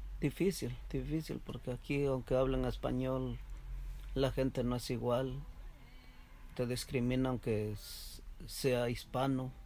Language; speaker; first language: Spanish; native; Spanish